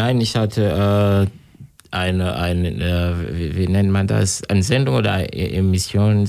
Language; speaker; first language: German; non-native, learner; Kinyarwanda